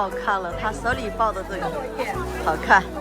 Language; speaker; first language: Chinese; native; Chinese